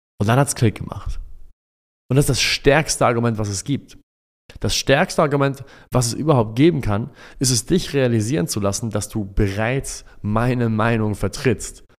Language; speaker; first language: German; early bilingual, other home language; Arabic